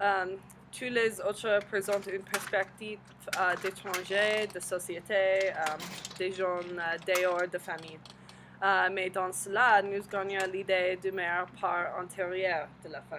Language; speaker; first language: French; non-native, learner; English